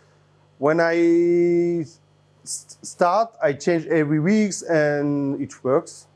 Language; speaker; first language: English; non-native, fluent; French